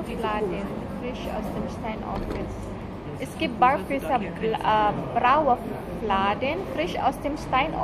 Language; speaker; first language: German; non-native, learner; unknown